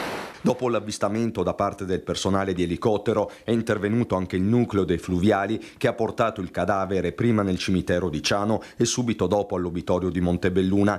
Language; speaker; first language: Italian; native; Italian